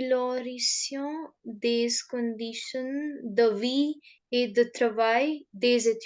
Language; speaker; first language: French; non-native, learner; Hindi